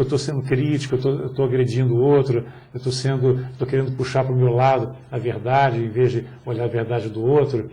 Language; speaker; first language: Portuguese; native; Portuguese